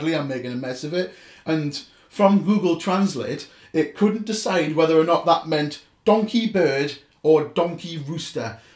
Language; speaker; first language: English; native; English